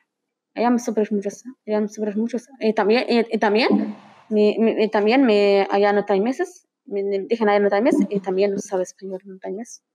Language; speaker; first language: Spanish; non-native, local second language; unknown